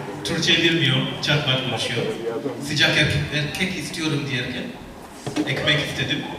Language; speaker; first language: Turkish; non-native, fluent; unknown